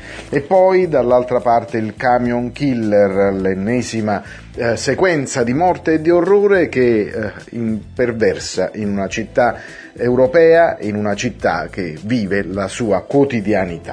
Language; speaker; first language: Italian; native; Italian